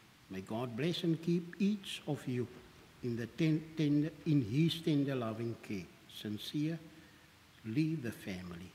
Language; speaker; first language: English; non-native, local second language; Afrikaans